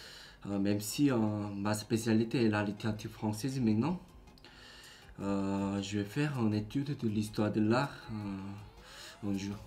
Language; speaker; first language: French; non-native, learner; Korean